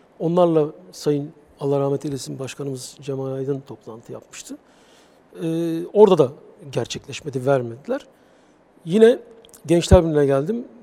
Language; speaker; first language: Turkish; native; Turkish